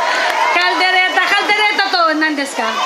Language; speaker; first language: Japanese; non-native, learner; Filipino